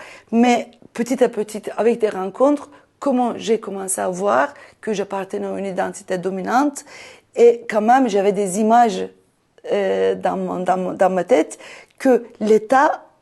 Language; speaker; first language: French; non-native, fluent; Turkish